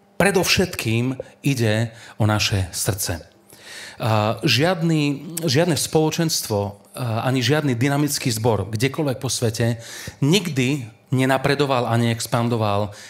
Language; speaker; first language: Slovak; native; Slovak